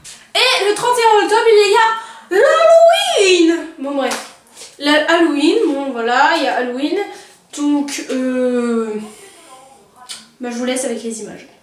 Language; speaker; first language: French; native; French